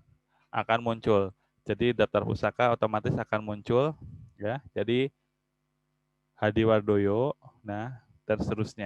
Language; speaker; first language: Indonesian; native; Indonesian